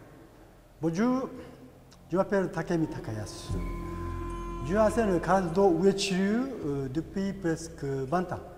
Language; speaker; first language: French; non-native, learner; Japanese